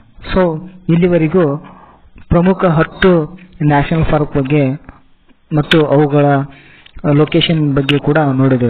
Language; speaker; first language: Kannada; native; Kannada